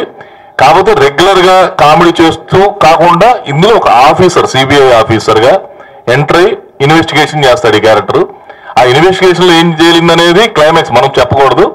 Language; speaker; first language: Telugu; native; Telugu